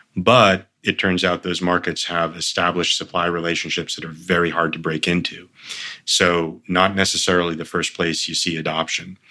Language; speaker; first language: English; early bilingual, other home language; Armenian